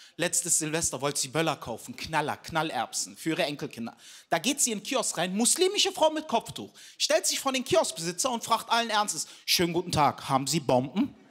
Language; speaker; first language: German; early bilingual, other home language; Turkish